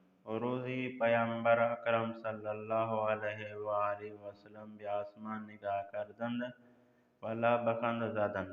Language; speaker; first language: Persian; non-native, fluent; Urdu